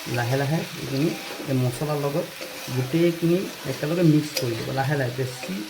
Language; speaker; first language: Assamese; non-native, local second language; Bangla